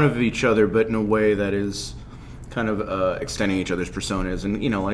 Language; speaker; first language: English; native; English